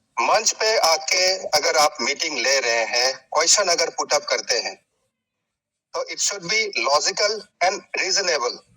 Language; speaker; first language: Hindi; native; Hindi